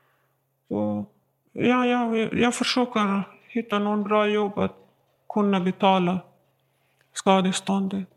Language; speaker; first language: Swedish; non-native, learner; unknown